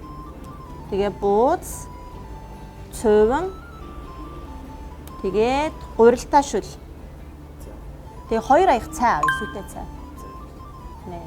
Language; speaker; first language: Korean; non-native, fluent; Mongolian